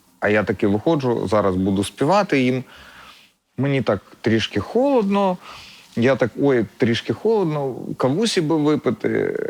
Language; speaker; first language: Ukrainian; non-native, local second language; Russian